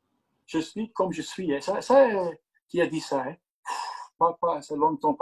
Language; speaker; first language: French; non-native, local second language; Dutch